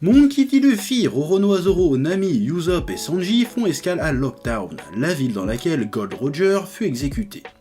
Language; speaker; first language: French; native; French